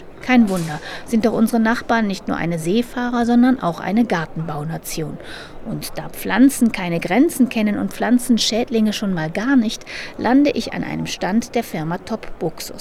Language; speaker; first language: German; native; German